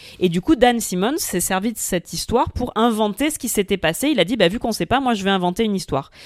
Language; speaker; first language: French; native; French